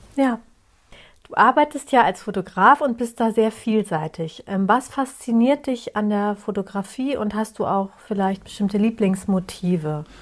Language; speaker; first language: German; early bilingual, other home language; Turkish